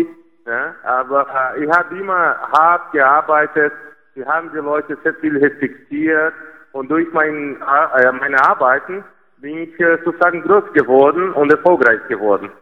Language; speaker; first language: German; non-native, fluent; Portuguese